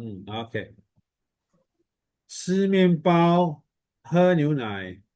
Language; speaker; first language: Chinese; non-native, fluent; Indonesian